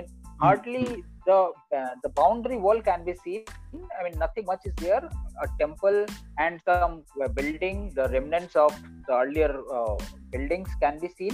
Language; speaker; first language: English; non-native, local second language; Bangla